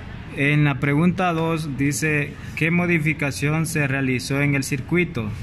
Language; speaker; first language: Spanish; native; Spanish